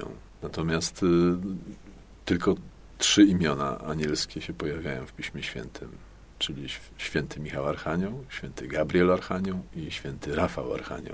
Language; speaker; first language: Polish; native; Polish